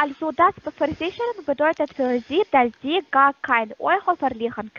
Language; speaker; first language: German; non-native, fluent; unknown